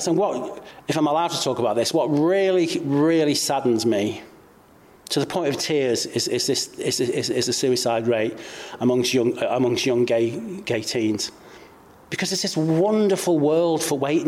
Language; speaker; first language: English; native; English